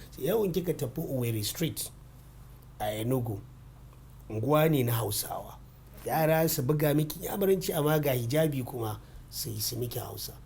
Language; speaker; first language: Hausa; non-native, local second language; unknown